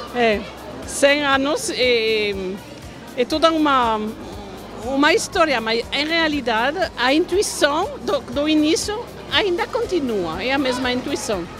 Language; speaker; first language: Portuguese; non-native, fluent; French